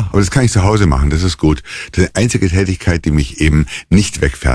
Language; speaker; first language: German; native; German